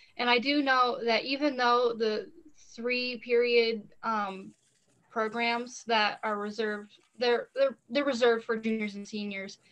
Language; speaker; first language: English; native; English